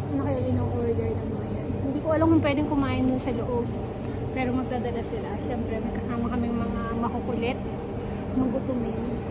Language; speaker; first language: Filipino; native; Filipino